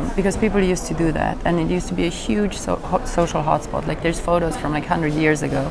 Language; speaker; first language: English; non-native, fluent; Romanian